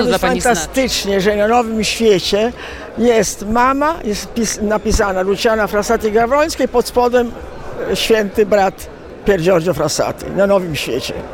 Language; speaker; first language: Polish; early bilingual, heritage; Italian